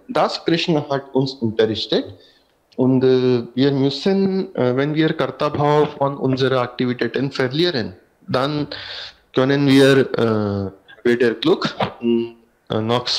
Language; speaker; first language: German; non-native, learner; Hindi